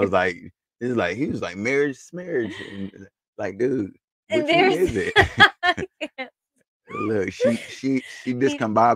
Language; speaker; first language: English; native; English